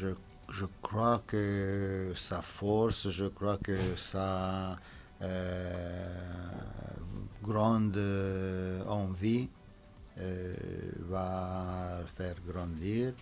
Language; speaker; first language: French; non-native, fluent; Romanian